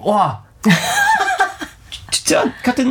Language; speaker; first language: Korean; non-native, learner; German